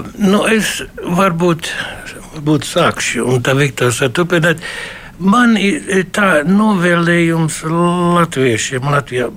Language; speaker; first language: Latvian; early bilingual, heritage; Latvian